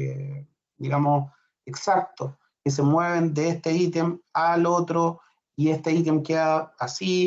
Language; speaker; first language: Spanish; native; Spanish